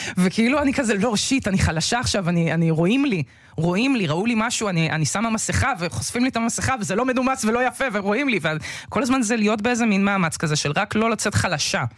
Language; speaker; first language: Hebrew; early bilingual, other home language; Russian